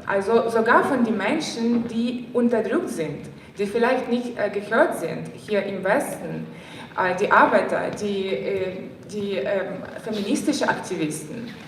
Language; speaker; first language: German; non-native, fluent; Ukrainian